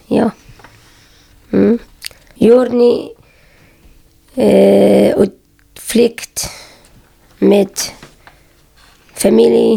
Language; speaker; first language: Swedish; non-native, learner; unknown